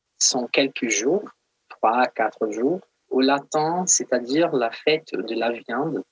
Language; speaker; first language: French; non-native, fluent; Portuguese